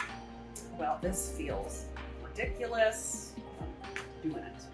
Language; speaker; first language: English; native; English